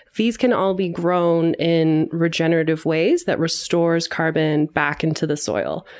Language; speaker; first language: English; native; English